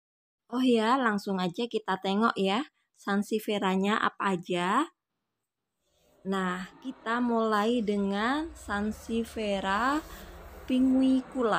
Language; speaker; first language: Indonesian; native; Indonesian